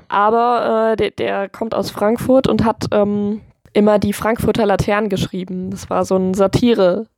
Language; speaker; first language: German; native; German